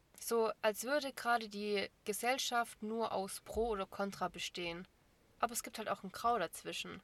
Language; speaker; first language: German; native; German